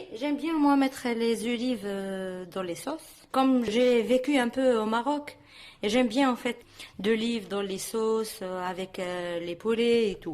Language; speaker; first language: French; non-native, fluent; Arabic